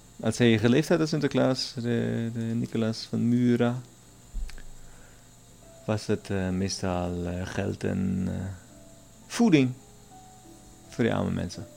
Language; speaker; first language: Dutch; non-native, learner; German